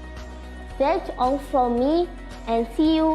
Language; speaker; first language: English; non-native, learner; Indonesian